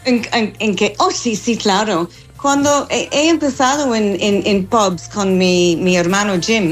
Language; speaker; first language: Spanish; non-native, fluent; English